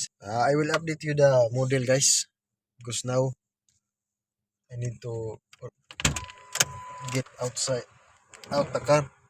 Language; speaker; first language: English; non-native, local second language; Filipino